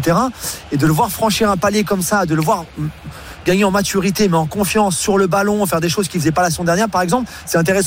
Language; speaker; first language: French; non-native, fluent; English